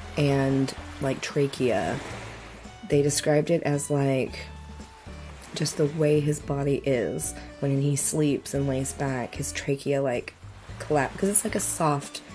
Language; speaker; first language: English; native; English